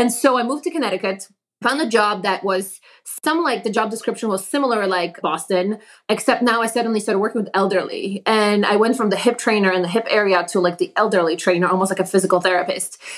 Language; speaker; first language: English; non-native, fluent; Polish